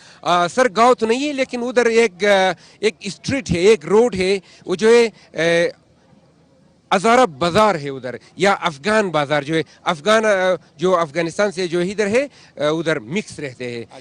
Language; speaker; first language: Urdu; non-native, local second language; Persian